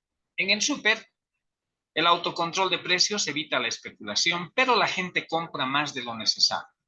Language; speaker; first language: Spanish; native; Spanish